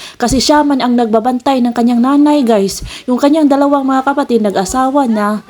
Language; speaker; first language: Filipino; non-native, local second language; Cebuano